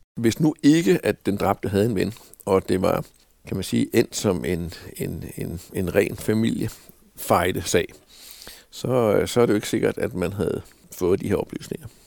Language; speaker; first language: Danish; native; Danish